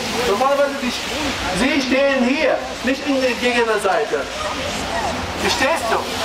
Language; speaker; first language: German; non-native, learner; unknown